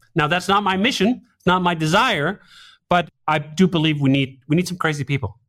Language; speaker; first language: English; non-native, fluent; Danish